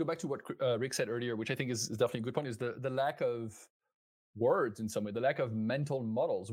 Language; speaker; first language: English; non-native, fluent; French